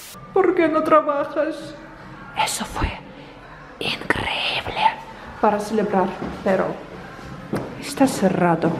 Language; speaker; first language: Spanish; non-native, learner; Russian